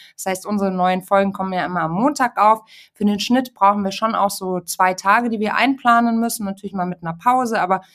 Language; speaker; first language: German; native; German